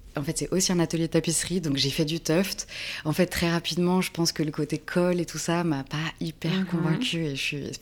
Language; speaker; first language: French; native; French